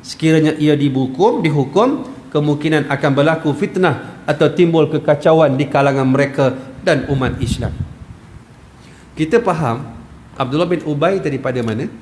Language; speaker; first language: Malay; native; Malay